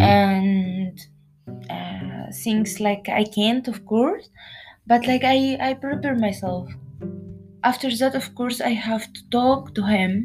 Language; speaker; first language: English; non-native, learner; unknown